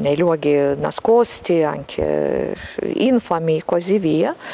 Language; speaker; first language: Italian; non-native, fluent; Lithuanian